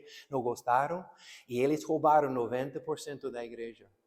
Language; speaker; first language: Portuguese; non-native, fluent; English